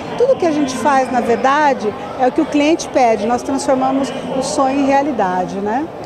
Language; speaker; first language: Portuguese; native; Portuguese